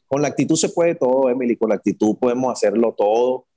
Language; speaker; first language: Spanish; native; Spanish